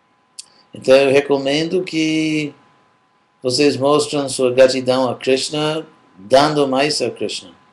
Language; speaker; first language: Portuguese; non-native, fluent; English